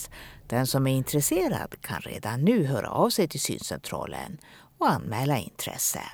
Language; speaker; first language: Swedish; native; Swedish